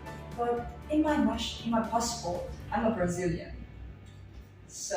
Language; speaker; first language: English; non-native, fluent; Portuguese